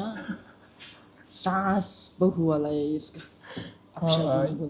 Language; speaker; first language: Hindi; non-native, learner; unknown